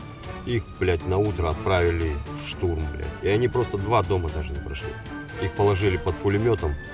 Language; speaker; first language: Russian; native; Russian